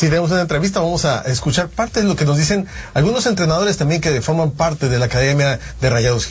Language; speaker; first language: Spanish; native; Spanish